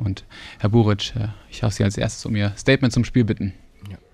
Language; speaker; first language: German; native; German